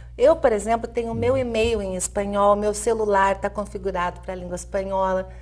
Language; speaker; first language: Portuguese; native; Portuguese